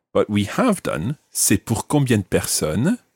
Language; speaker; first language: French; non-native, fluent; English